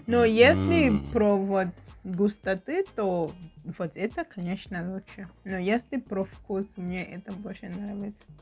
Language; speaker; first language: Russian; non-native, learner; English